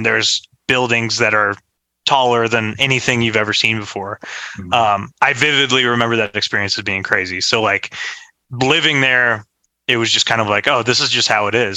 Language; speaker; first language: English; native; English